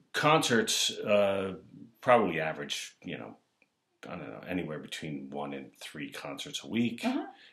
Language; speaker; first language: English; native; English